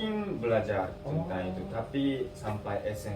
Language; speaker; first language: Indonesian; non-native, learner; Japanese